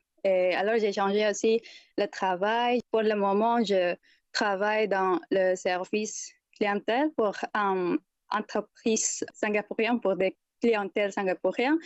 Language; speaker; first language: French; non-native, fluent; Indonesian